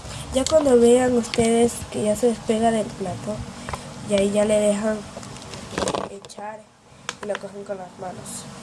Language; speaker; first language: Spanish; native; Spanish